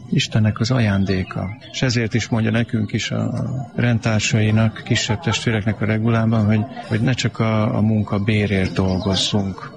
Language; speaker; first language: Hungarian; native; Hungarian